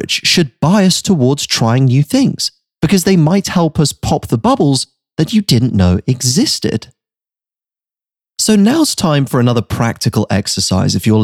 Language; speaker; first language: English; native; English